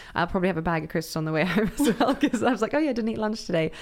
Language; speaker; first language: English; native; English